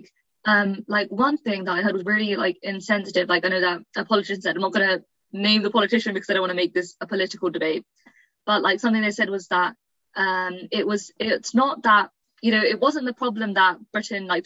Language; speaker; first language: English; native; English